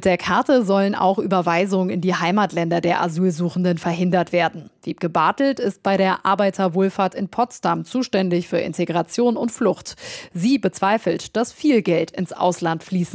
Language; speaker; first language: German; native; German